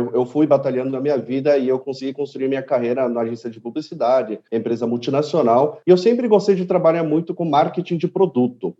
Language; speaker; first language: Portuguese; early bilingual, other home language; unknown